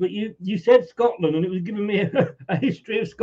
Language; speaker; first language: English; native; English